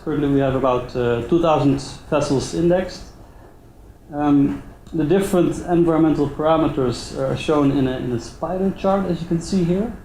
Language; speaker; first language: English; non-native, fluent; Dutch